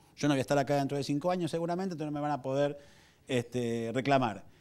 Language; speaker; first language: Spanish; native; Spanish